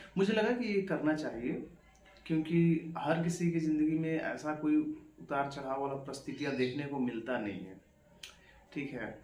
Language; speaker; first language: Hindi; native; Hindi